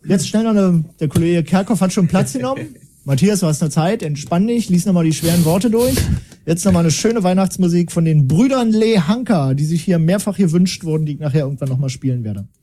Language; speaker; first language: German; native; German